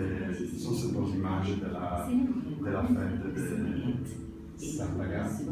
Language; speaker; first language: French; non-native, learner; Italian